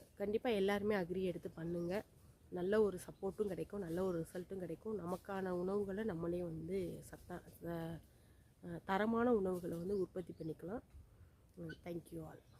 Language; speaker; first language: Tamil; native; Tamil